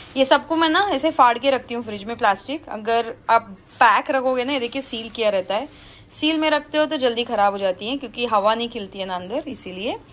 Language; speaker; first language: Hindi; non-native, local second language; Marathi